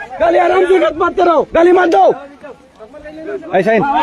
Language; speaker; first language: Hindi; non-native, learner; Bangla